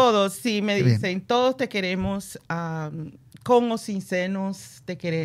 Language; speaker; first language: Spanish; early bilingual, heritage; Spanish